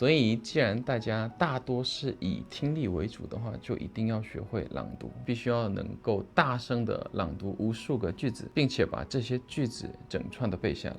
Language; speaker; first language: Chinese; non-native, fluent; Korean